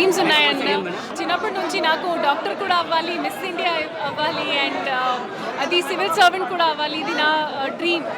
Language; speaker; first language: Telugu; non-native, learner; Hindi